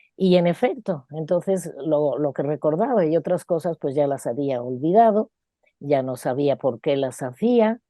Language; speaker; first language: Spanish; native; Spanish